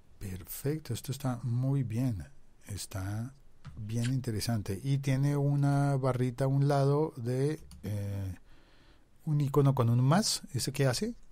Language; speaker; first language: Spanish; native; Spanish